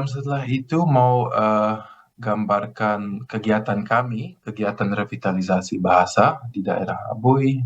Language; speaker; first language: Indonesian; non-native, fluent; Greek